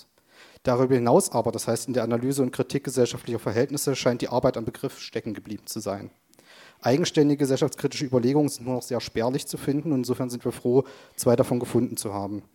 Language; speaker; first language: German; native; German